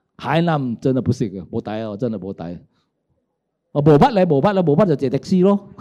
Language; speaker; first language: Chinese; non-native, local second language; Cantonese